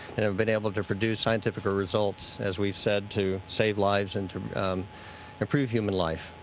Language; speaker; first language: English; native; English